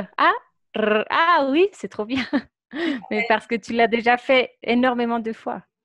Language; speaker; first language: French; non-native, fluent; Spanish